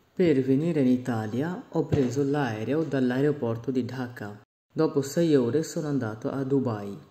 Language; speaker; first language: Italian; non-native, fluent; Bangla